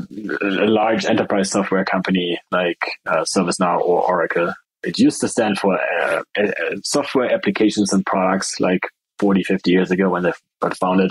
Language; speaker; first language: English; non-native, fluent; German